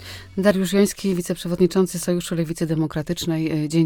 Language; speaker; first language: Polish; native; Polish